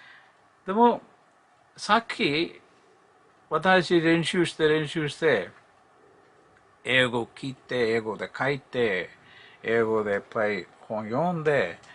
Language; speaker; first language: Japanese; non-native, learner; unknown